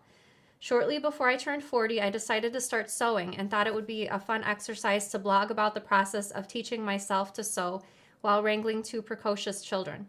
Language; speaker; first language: English; native; English